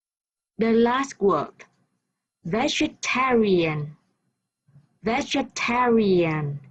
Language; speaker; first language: English; non-native, fluent; Vietnamese